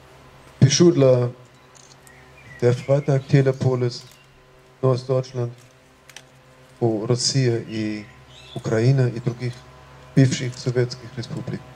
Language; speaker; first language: Russian; non-native, fluent; German